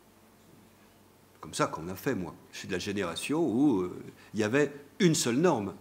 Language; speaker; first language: French; native; French